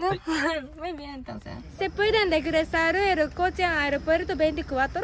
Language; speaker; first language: Spanish; non-native, learner; Japanese